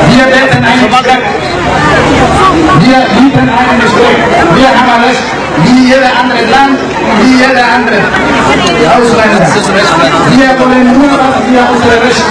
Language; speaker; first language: German; non-native, learner; Somali